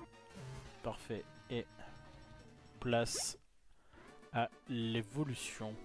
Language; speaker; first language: French; native; French